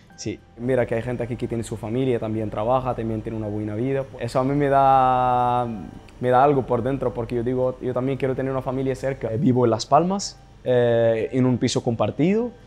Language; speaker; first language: Spanish; non-native, fluent; Arabic